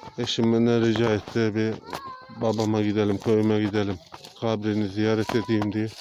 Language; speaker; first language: Turkish; native; Turkish